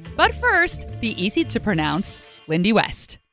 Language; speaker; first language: English; native; English